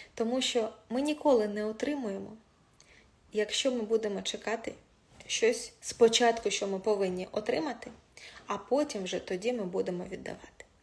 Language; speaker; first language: Ukrainian; non-native, local second language; Russian